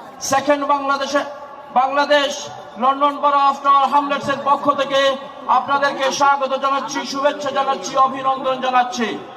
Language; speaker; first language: Bangla; native; Bangla